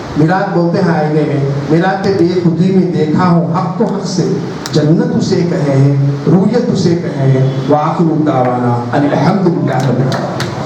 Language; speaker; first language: Urdu; native; Urdu